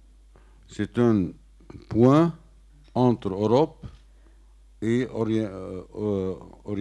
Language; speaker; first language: French; non-native, learner; Arabic